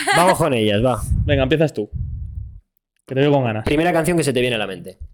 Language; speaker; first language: Spanish; native; Spanish